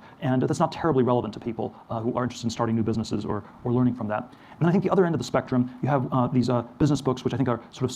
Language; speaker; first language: English; native; English